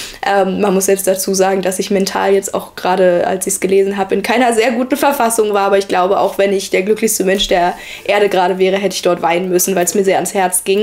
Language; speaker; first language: German; native; German